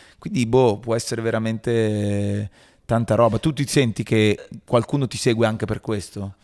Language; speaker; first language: Italian; native; Italian